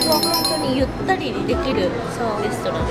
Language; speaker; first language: Japanese; non-native, fluent; Chinese